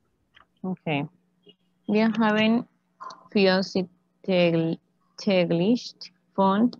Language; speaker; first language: German; non-native, learner; Spanish